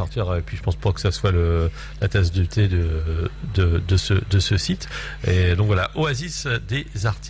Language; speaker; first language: French; native; French